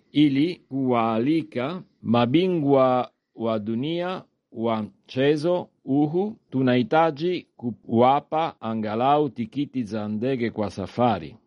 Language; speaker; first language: Swahili; non-native, learner; Italian